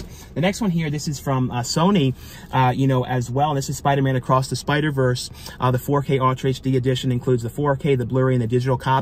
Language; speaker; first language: English; native; English